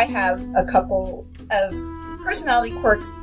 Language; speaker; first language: English; native; English